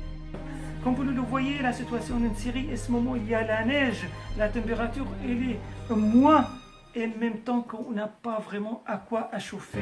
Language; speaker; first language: French; non-native, fluent; Arabic